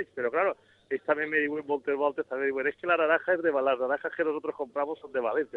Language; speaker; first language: Spanish; non-native, local second language; Catalan